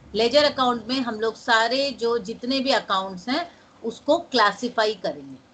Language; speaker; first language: Hindi; non-native, local second language; Bangla